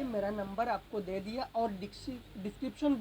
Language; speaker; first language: Hindi; non-native, local second language; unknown